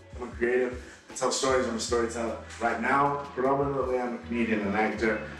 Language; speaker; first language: English; native; English